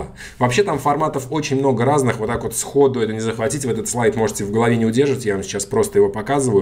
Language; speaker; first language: Russian; native; Russian